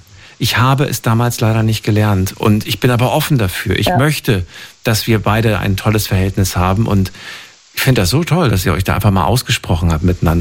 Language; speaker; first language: German; native; German